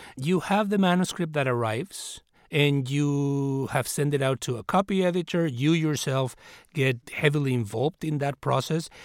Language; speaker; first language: English; non-native, fluent; Spanish